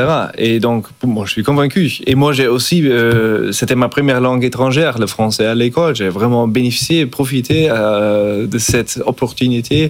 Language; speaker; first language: French; non-native, fluent; German